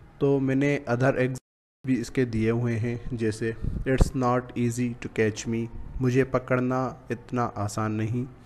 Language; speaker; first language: Urdu; native; Urdu